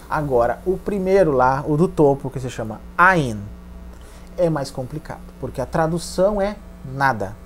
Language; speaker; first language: Portuguese; native; Portuguese